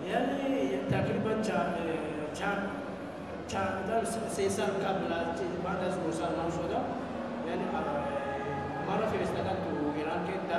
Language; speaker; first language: Persian; non-native, learner; Malagasy